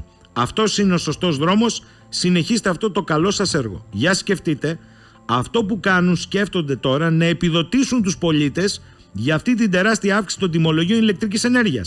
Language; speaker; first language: Greek; native; Greek